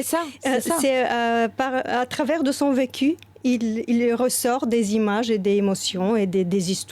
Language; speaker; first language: French; non-native, fluent; Bulgarian